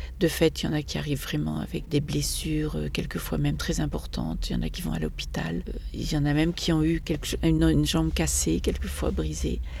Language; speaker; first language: French; native; French